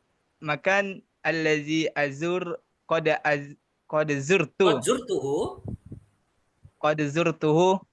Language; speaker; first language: Arabic; non-native, learner; Indonesian